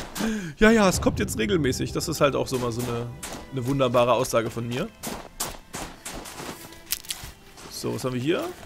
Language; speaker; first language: German; native; German